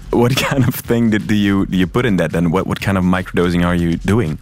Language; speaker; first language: English; non-native, fluent; Dutch